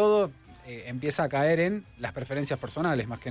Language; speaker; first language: Spanish; native; Spanish